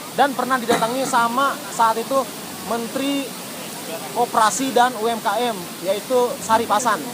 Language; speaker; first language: Indonesian; native; Indonesian